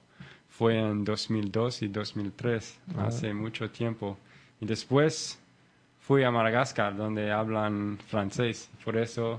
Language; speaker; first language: Spanish; non-native, learner; English